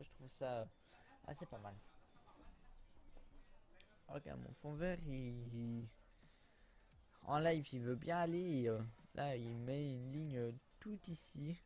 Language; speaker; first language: French; native; French